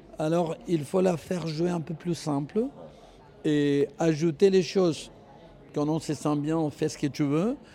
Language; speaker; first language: French; non-native, fluent; Spanish